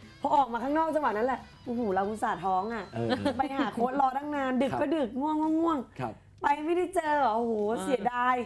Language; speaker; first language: Thai; native; Thai